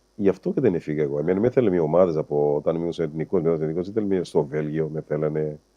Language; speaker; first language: Greek; non-native, fluent; Kabuverdianu